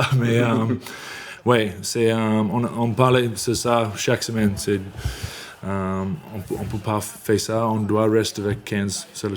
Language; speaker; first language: French; non-native, learner; English